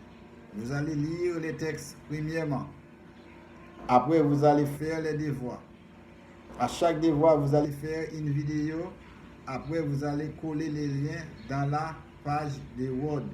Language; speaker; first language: French; non-native, fluent; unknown